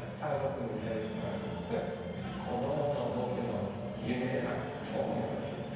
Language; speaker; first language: Japanese; non-native, learner; English